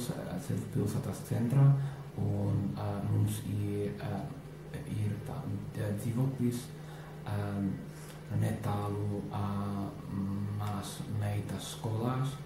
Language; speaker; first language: Latvian; non-native, learner; English